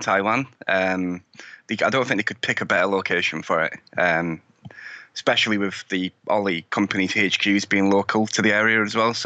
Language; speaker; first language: English; native; English